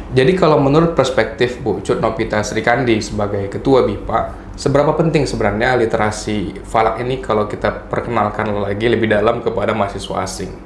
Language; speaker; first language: Indonesian; native; Indonesian